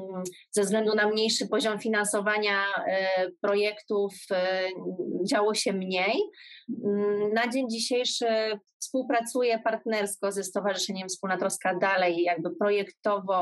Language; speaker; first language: Polish; native; Polish